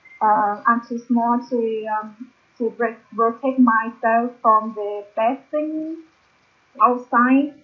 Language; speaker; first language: English; non-native, learner; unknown